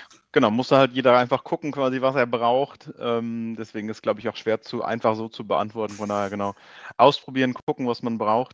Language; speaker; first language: German; native; German